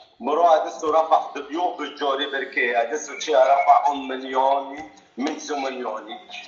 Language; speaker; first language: Italian; non-native, learner; Arabic